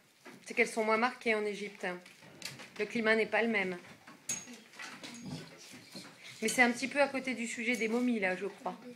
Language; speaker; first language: French; native; French